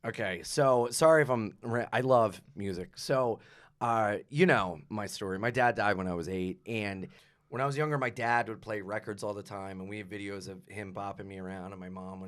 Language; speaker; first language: English; native; English